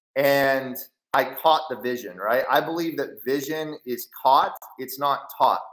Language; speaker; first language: English; native; English